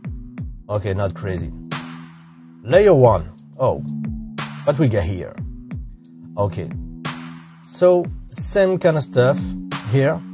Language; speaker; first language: English; non-native, fluent; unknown